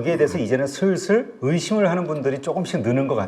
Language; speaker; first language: Korean; native; Korean